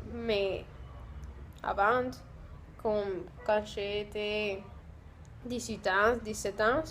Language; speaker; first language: French; non-native, learner; Spanish